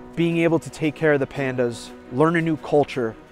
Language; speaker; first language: English; native; English